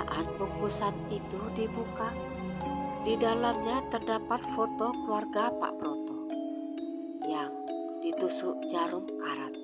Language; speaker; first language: Indonesian; native; Indonesian